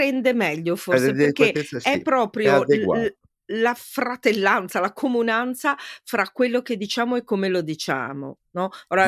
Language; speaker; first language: Italian; native; Italian